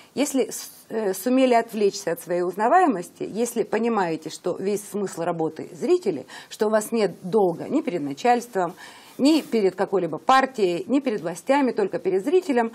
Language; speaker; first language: Russian; native; Russian